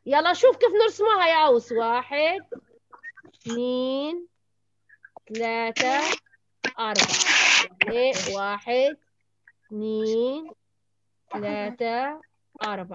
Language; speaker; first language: Arabic; native; Arabic